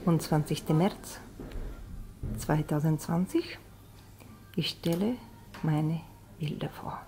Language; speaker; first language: German; non-native, learner; Bulgarian